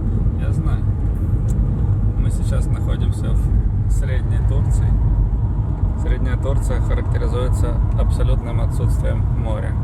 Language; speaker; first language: Russian; native; Russian